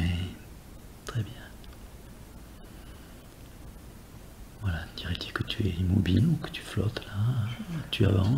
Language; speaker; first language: French; native; French